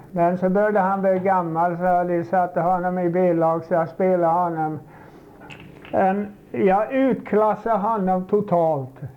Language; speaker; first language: Swedish; native; Swedish